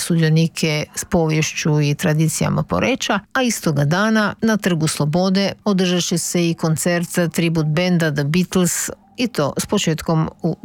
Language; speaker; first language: Croatian; native; Croatian